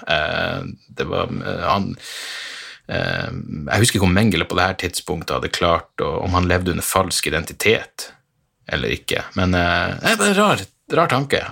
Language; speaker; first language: Norwegian; native; Norwegian